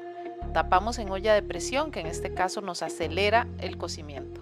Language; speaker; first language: Spanish; native; Spanish